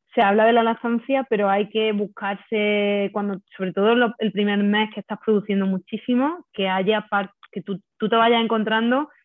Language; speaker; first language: Spanish; native; Spanish